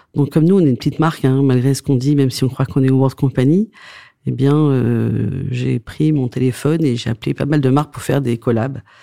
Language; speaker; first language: French; native; French